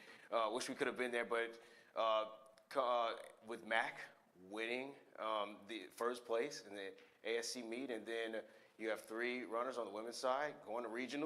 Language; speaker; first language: English; native; English